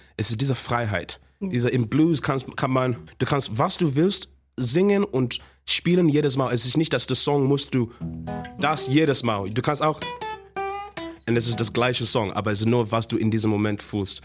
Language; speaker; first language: German; non-native, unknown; Shona